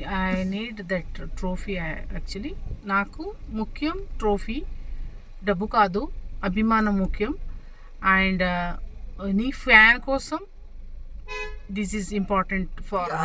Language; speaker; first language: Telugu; non-native, local second language; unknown